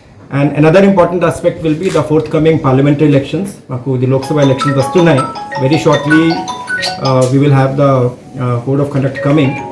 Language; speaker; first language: English; non-native, local second language; Telugu